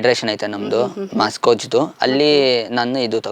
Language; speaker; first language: Kannada; non-native, local second language; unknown